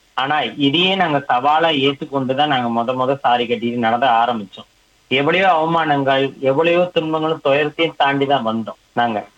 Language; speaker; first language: Tamil; native; Tamil